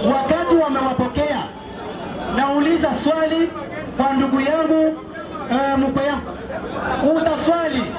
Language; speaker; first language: Swahili; non-native, local second language; Kinyarwanda